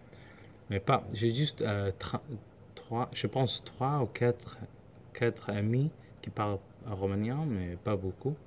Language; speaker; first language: French; non-native, learner; Somali